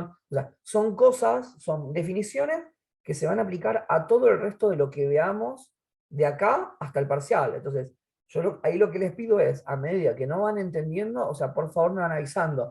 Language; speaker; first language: Spanish; native; Spanish